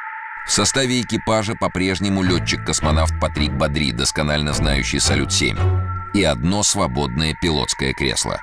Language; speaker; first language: Russian; native; Russian